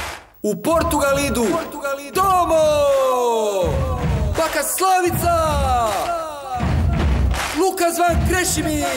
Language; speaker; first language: Serbian; native; Serbian